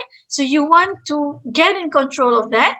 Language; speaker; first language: English; non-native, fluent; Malay